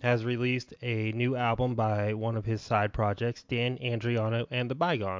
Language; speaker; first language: English; native; English